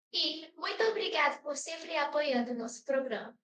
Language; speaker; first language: Portuguese; early bilingual, other home language; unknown